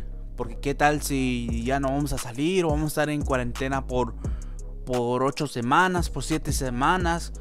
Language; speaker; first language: Spanish; native; Spanish